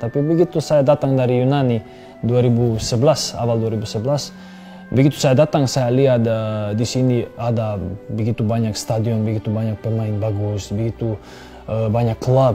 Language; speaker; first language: Indonesian; non-native, fluent; Serbian